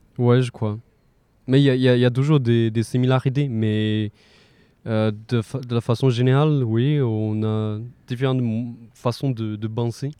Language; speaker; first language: French; non-native, fluent; Chinese